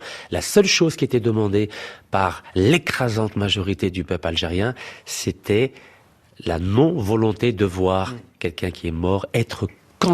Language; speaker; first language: French; native; French